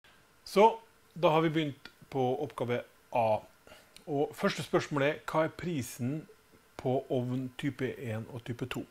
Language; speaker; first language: Norwegian; native; Norwegian